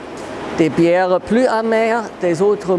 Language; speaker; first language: French; non-native, fluent; German